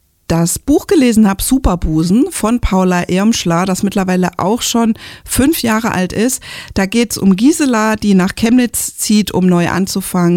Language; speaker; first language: German; native; German